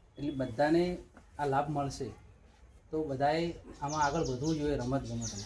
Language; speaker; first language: Gujarati; native; Gujarati